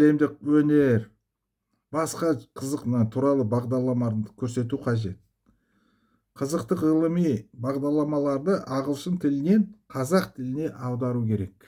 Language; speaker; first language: Kazakh; non-native, local second language; Russian